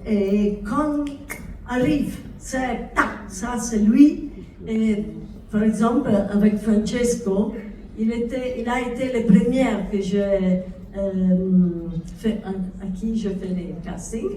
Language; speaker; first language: French; non-native, learner; Italian